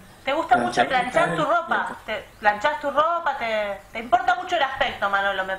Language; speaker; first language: Spanish; native; Spanish